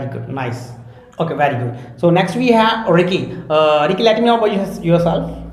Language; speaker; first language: English; non-native, local second language; Hindi